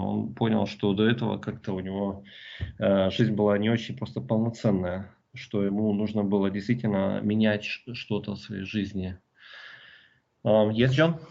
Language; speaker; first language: Russian; native; Russian